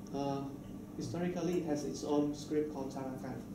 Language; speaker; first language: English; non-native, fluent; Indonesian